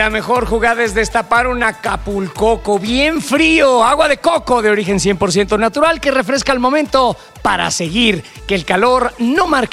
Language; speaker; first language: Spanish; native; Spanish